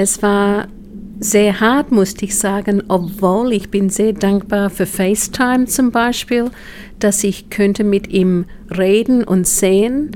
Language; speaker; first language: German; non-native, fluent; English